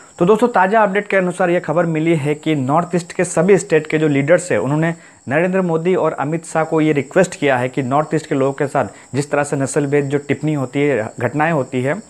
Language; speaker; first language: Hindi; non-native, local second language; Assamese